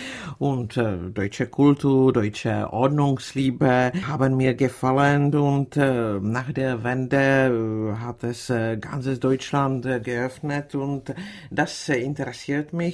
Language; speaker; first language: German; non-native, fluent; Czech